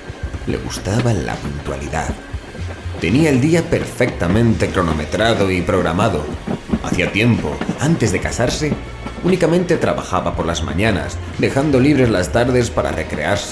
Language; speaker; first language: Spanish; native; Spanish